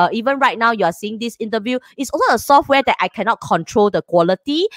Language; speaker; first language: English; non-native, local second language; Chinese